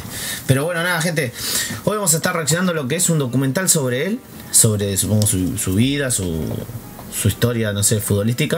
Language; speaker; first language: Spanish; native; Spanish